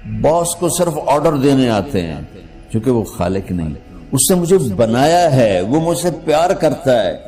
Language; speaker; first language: Urdu; non-native, local second language; Punjabi